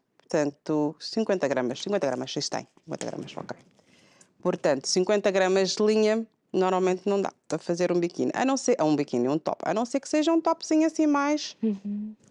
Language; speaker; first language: Portuguese; non-native, local second language; Kabuverdianu